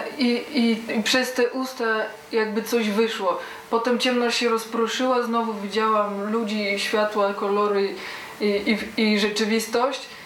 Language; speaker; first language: Polish; early bilingual, heritage; Polish